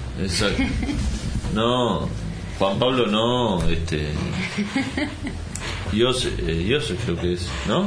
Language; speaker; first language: Spanish; native; Spanish